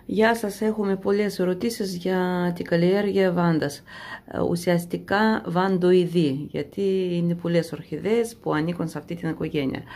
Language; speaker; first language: Greek; non-native, fluent; Russian